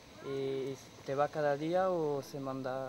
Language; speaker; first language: Spanish; non-native, fluent; French